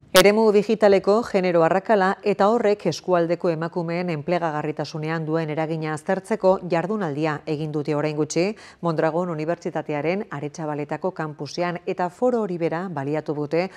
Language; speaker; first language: Basque; native; Basque